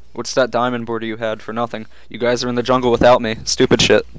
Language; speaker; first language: English; native; English